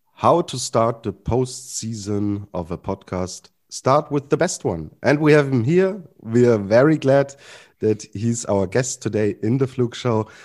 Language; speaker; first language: English; non-native, fluent; German